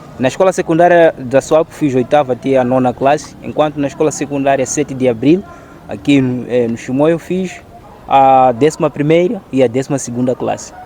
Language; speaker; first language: Portuguese; non-native, local second language; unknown